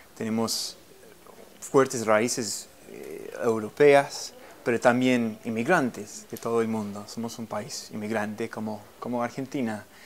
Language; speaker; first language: Spanish; non-native, fluent; English